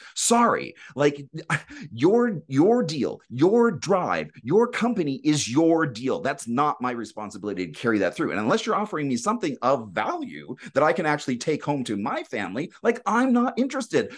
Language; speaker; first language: English; native; English